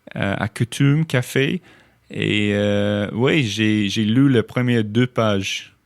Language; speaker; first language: French; non-native, fluent; English